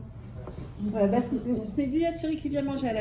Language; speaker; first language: French; native; French